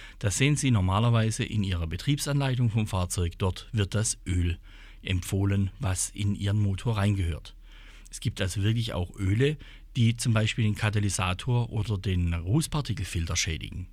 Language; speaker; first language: German; native; German